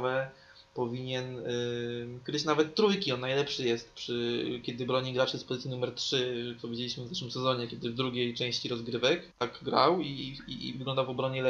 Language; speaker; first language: Polish; native; Polish